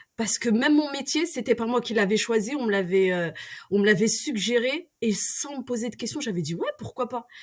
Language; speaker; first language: French; early bilingual, other home language; Arabic